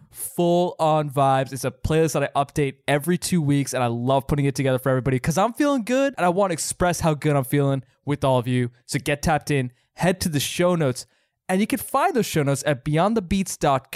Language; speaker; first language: English; native; English